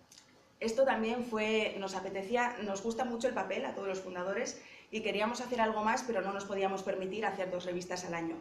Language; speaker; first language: Spanish; native; Spanish